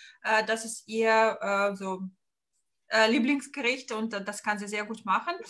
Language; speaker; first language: German; non-native, fluent; Russian